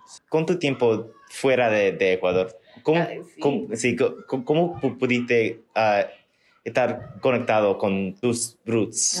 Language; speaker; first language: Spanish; early bilingual, heritage; Spanish